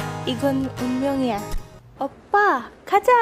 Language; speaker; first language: Korean; non-native, learner; Indonesian